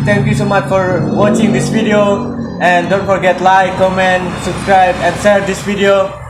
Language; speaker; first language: English; non-native, learner; Indonesian